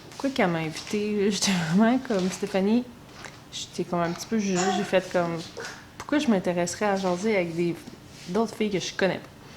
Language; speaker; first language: French; native; French